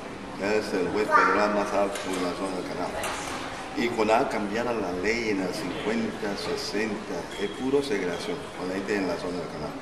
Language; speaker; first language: Spanish; non-native, local second language; English